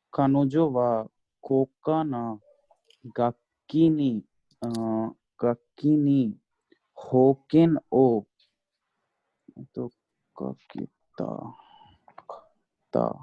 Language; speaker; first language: Japanese; non-native, learner; Hindi